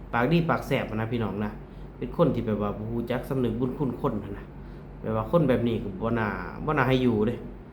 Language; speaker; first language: Thai; native; Thai